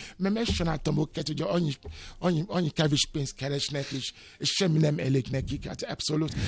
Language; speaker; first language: Hungarian; non-native, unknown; Yoruba